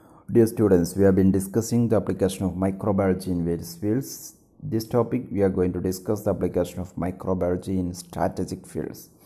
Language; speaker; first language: English; non-native, local second language; Malayalam